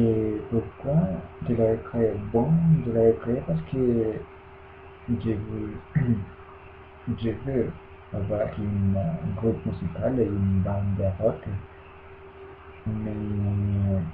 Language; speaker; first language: French; non-native, learner; Spanish